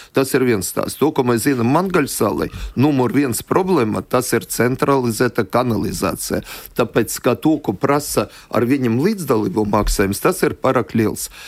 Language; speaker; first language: Latvian; non-native, local second language; Russian